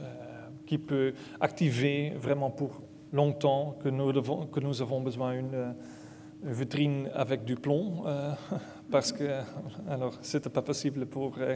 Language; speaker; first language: French; non-native, learner; Dutch